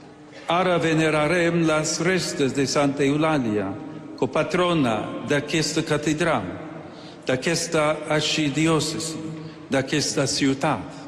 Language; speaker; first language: Catalan; non-native, learner; English